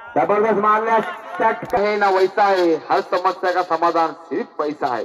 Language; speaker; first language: Hindi; non-native, local second language; Marathi